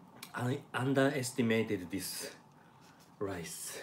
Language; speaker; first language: English; non-native, learner; Japanese